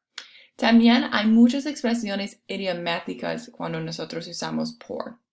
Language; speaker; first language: Spanish; non-native, fluent; English